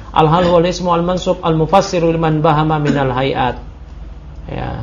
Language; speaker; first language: Arabic; non-native, fluent; Indonesian